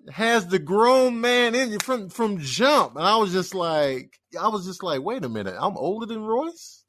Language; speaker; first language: English; native; English